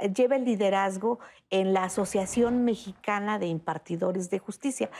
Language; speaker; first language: Spanish; native; Spanish